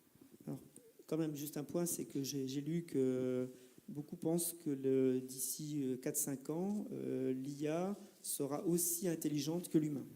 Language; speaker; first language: French; native; French